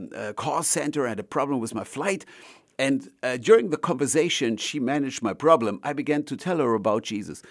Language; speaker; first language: English; non-native, fluent; German